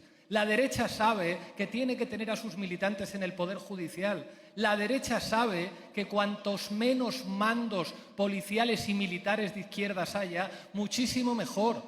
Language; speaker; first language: Spanish; native; Spanish